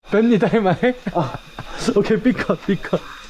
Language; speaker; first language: Thai; non-native, learner; Korean